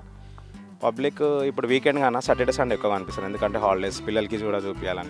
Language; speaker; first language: Telugu; native; Telugu